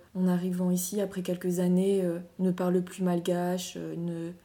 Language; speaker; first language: French; non-native, local second language; Malagasy